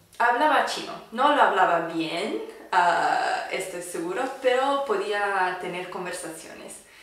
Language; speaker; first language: Spanish; non-native, fluent; English